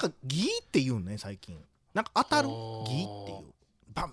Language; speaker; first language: Japanese; native; Japanese